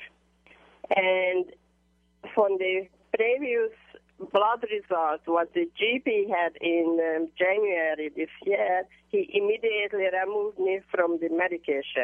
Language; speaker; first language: English; non-native, learner; Hungarian